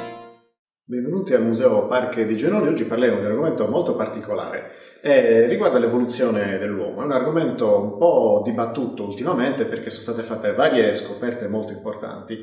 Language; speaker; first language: Italian; native; Italian